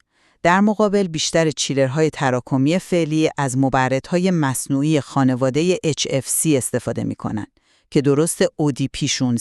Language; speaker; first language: Persian; native; Persian